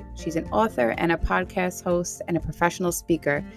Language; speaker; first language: English; native; English